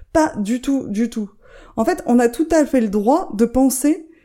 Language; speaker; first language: French; native; French